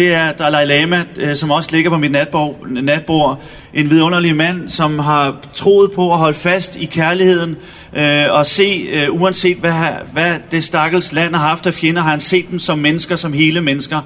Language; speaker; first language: Danish; native; Danish